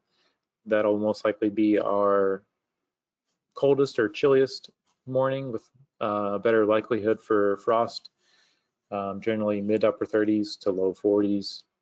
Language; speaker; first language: English; native; English